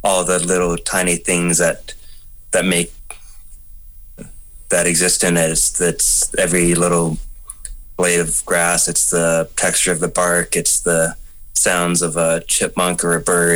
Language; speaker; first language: English; native; English